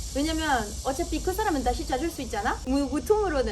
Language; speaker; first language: Korean; non-native, fluent; French